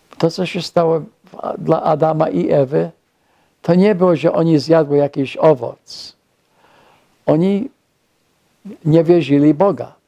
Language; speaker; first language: Polish; non-native, fluent; English